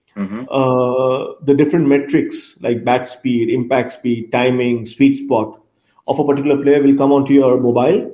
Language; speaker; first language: English; non-native, local second language; Bangla